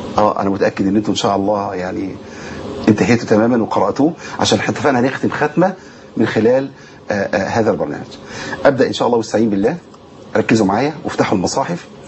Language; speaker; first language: Arabic; native; Arabic